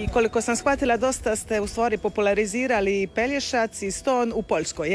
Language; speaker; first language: Serbian; native; Serbian